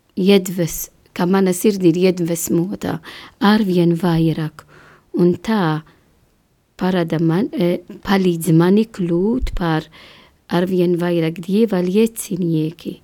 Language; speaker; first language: Latvian; non-native, learner; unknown